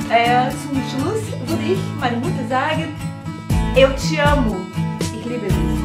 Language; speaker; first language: German; non-native, learner; Portuguese